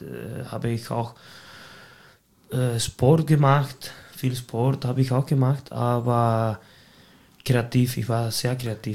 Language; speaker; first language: German; non-native, fluent; Spanish